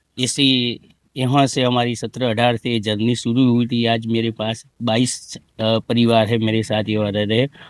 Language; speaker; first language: Hindi; non-native, local second language; Gujarati